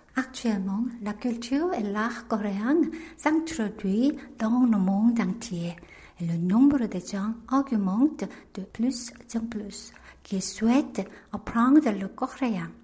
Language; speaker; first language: French; non-native, fluent; Korean